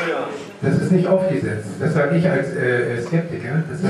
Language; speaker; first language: German; native; German